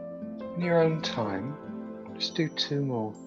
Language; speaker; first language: English; native; English